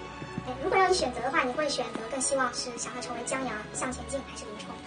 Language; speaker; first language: Chinese; native; Chinese